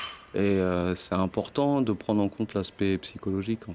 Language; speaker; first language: French; native; French